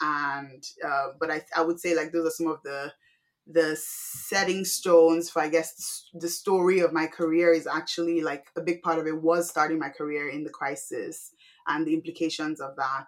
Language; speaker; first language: English; non-native, local second language; Yoruba